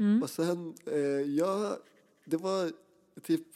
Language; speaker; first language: Swedish; non-native, fluent; Persian